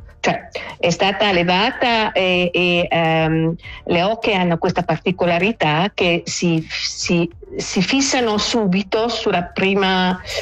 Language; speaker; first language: Italian; non-native, local second language; French